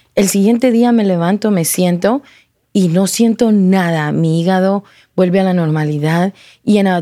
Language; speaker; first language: Spanish; native; Spanish